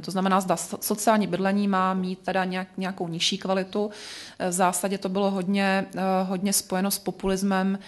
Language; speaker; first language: Czech; native; Czech